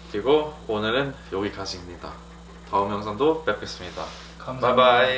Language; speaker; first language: Korean; non-native, fluent; German